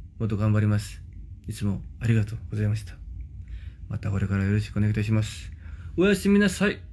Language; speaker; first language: Japanese; non-native, fluent; Korean